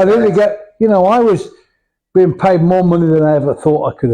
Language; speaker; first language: English; native; English